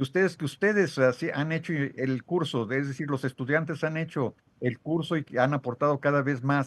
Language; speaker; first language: Spanish; native; Spanish